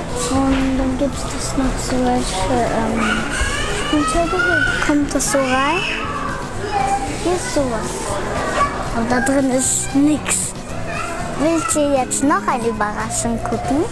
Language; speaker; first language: German; early bilingual, other home language; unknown